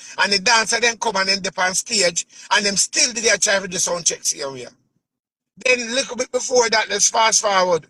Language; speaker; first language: English; native; English